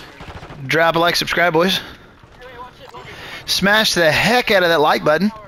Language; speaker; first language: English; native; English